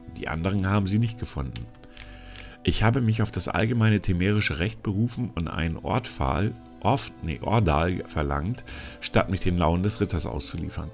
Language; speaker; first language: German; native; German